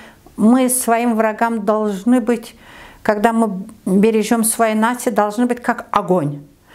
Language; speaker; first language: Russian; non-native, learner; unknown